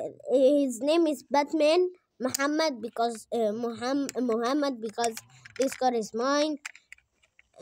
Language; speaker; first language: English; non-native, learner; Arabic